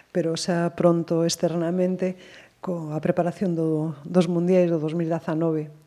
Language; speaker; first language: Galician; native; Galician